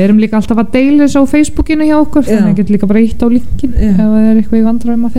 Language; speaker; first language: Icelandic; non-native, fluent; Polish